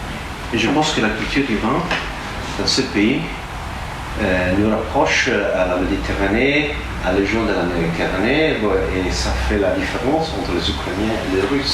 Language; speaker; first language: French; non-native, fluent; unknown